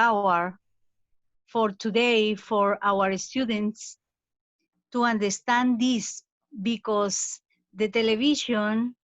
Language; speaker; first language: English; non-native, fluent; Spanish